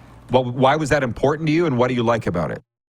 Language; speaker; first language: English; native; English